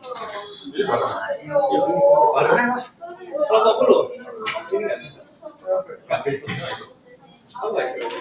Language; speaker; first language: Indonesian; native; Indonesian